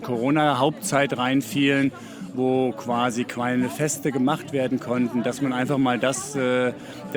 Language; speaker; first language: German; native; German